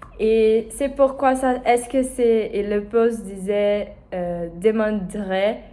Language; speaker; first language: French; non-native, learner; Portuguese